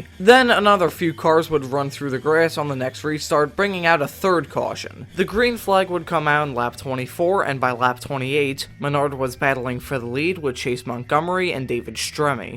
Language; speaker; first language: English; native; English